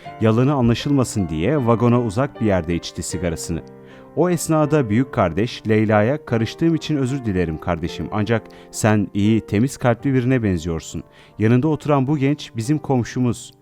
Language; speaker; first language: Turkish; native; Turkish